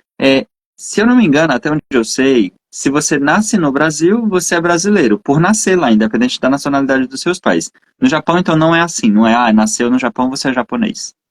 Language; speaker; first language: Portuguese; native; Portuguese